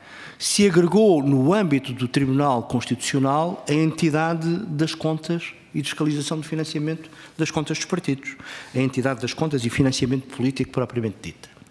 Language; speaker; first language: Portuguese; native; Portuguese